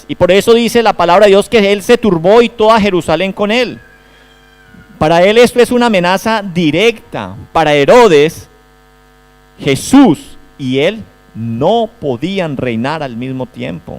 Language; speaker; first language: Spanish; native; Spanish